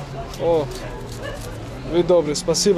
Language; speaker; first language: Russian; non-native, learner; Arabic